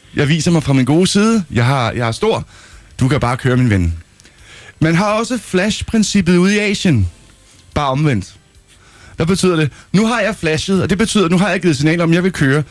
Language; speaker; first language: Danish; native; Danish